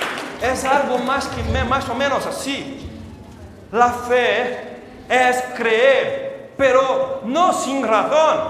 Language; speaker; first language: Spanish; non-native, fluent; Portuguese